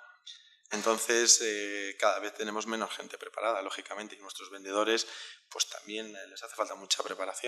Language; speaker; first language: Spanish; native; Spanish